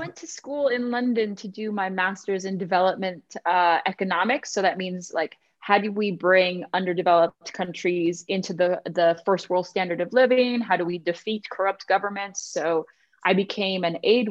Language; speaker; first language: English; native; English